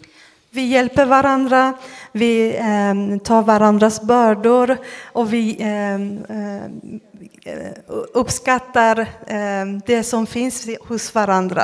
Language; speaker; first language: Swedish; non-native, fluent; Persian